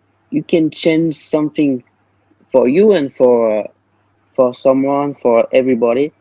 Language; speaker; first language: English; non-native, learner; French